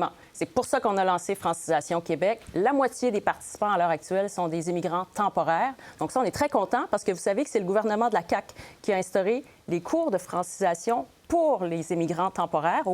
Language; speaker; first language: French; native; French